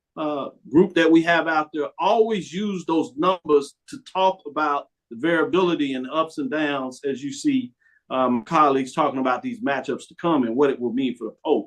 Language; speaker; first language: English; native; English